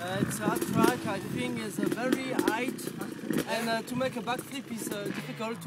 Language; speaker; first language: English; non-native, learner; French